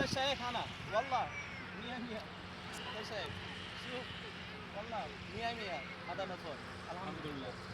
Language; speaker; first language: Arabic; non-native, learner; Bangla